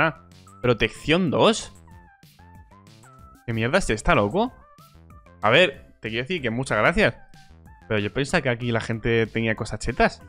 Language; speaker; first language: Spanish; native; Spanish